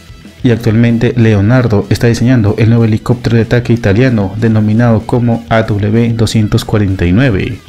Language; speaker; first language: Spanish; native; Spanish